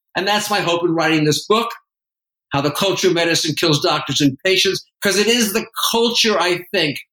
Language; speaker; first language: English; native; English